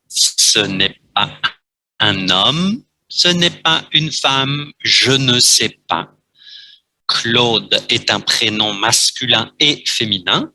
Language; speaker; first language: French; non-native, fluent; Vietnamese